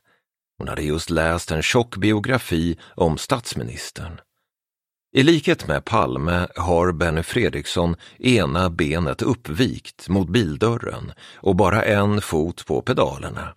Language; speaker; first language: Swedish; native; Swedish